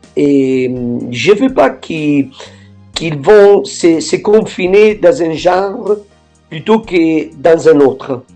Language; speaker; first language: French; non-native, fluent; Italian